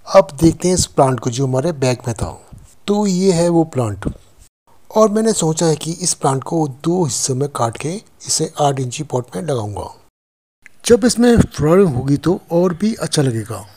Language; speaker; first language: Hindi; non-native, local second language; Nepali